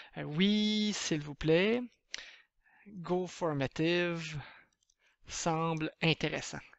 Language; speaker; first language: French; native; French